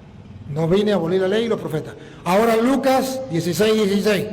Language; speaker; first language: Spanish; native; Spanish